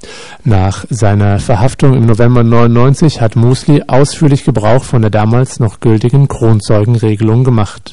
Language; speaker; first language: German; native; German